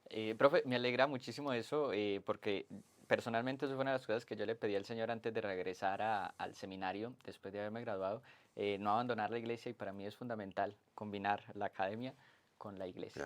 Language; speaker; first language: Spanish; native; Spanish